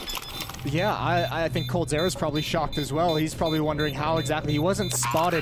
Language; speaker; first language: English; native; English